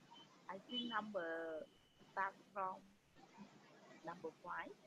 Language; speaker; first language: English; non-native, learner; Vietnamese